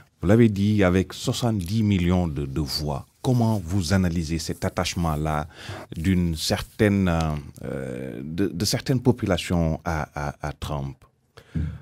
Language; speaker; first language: French; non-native, local second language; Wolof